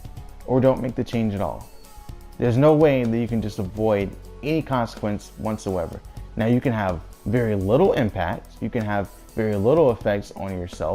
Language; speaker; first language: English; native; English